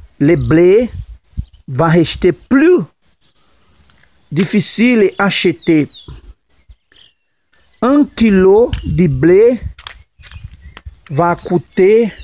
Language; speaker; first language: French; non-native, learner; Portuguese